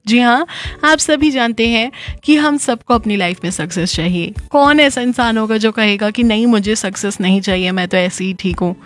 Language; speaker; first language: Hindi; native; Hindi